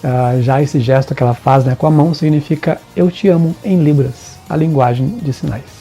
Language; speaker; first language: Portuguese; native; Portuguese